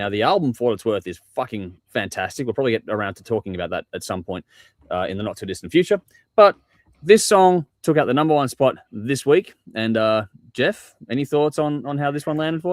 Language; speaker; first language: English; native; English